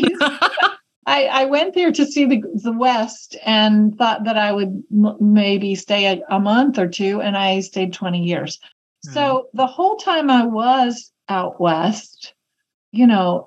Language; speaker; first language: English; native; English